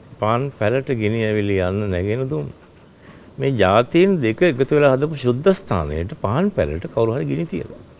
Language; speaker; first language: Sinhala; native; Sinhala